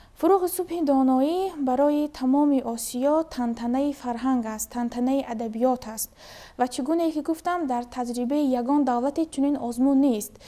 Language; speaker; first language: Tajik; native; Tajik